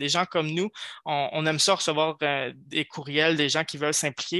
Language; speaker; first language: French; native; French